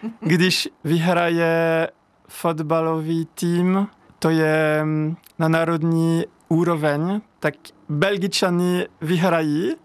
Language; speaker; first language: Czech; non-native, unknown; French